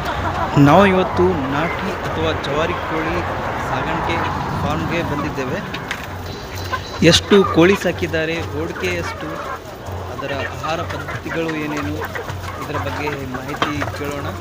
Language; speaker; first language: Kannada; native; Kannada